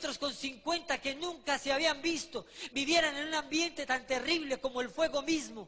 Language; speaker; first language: Spanish; native; Spanish